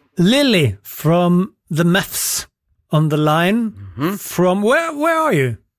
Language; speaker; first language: English; non-native, fluent; Norwegian